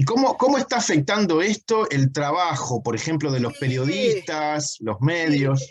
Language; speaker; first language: Spanish; native; Spanish